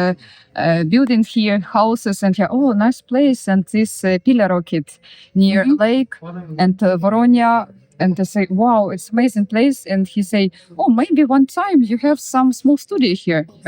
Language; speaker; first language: English; non-native, learner; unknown